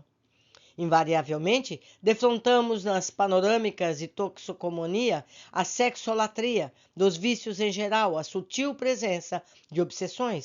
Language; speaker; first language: Portuguese; native; Portuguese